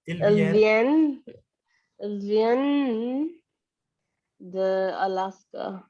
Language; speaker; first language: French; non-native, learner; English